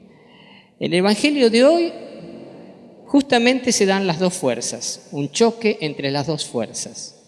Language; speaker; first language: Spanish; native; Spanish